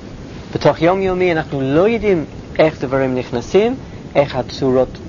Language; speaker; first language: Hebrew; non-native, fluent; English